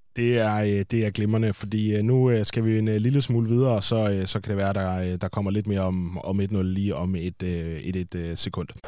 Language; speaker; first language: Danish; native; Danish